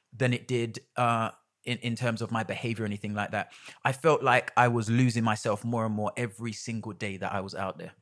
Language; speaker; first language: English; native; English